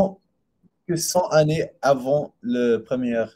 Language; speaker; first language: French; non-native, learner; English